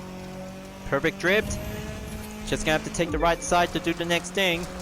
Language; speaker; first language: English; non-native, fluent; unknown